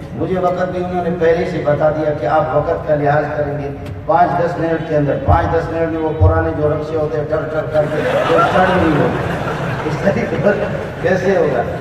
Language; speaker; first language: Urdu; non-native, local second language; Brahui